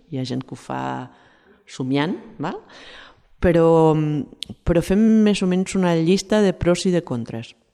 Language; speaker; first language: Catalan; non-native, fluent; Spanish